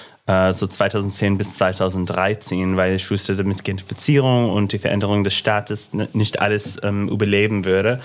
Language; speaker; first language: German; non-native, fluent; English